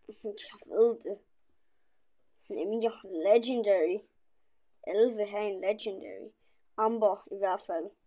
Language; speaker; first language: Danish; early bilingual, other home language; Polish